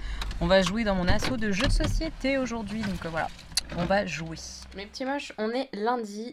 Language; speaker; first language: French; native; French